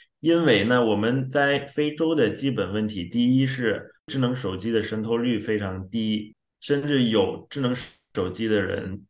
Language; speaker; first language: Chinese; non-native, fluent; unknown